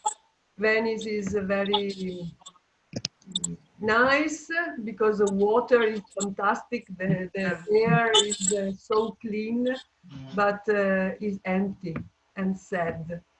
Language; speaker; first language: English; non-native, fluent; Italian